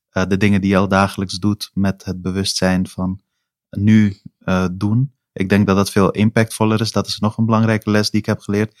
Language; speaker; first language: Dutch; early bilingual, other home language; Persian